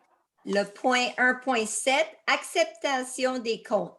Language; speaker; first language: French; native; French